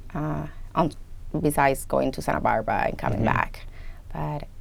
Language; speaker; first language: English; non-native, fluent; Spanish